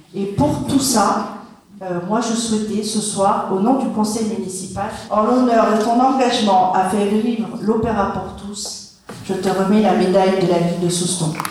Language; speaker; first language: French; native; French